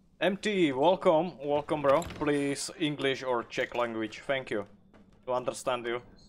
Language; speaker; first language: English; non-native, learner; Czech